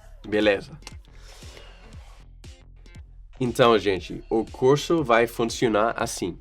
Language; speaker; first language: Portuguese; non-native, fluent; English